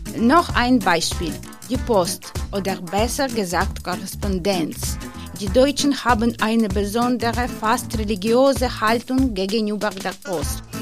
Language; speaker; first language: German; non-native, fluent; Ukrainian